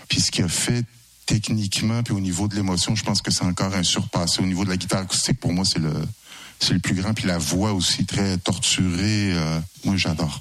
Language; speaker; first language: French; native; French